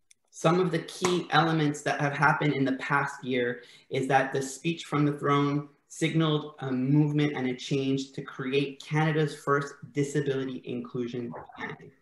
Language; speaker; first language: English; native; English